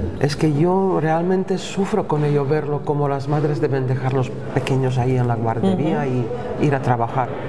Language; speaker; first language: Spanish; non-native, fluent; Slovak